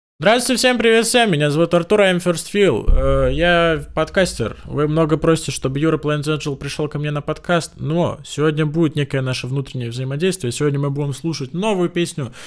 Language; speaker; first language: Russian; native; Russian